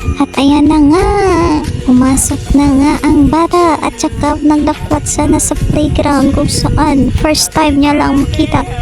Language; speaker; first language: Filipino; non-native, local second language; Hiligaynon